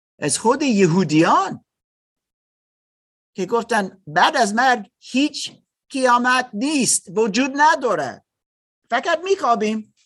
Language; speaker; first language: Persian; non-native, learner; German